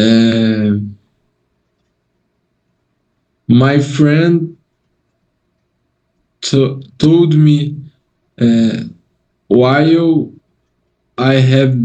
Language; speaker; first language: English; non-native, learner; Portuguese